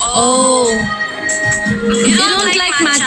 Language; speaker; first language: English; non-native, learner; Filipino